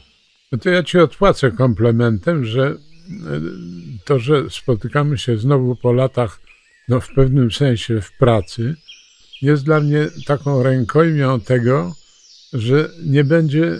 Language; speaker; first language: Polish; native; Polish